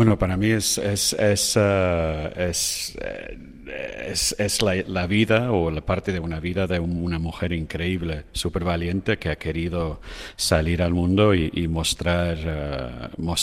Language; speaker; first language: Spanish; non-native, fluent; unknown